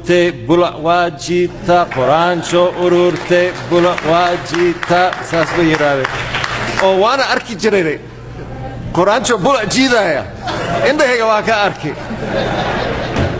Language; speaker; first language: Somali; non-native, fluent; English